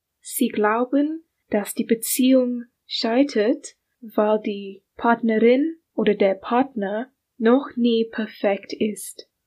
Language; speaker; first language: German; non-native, learner; English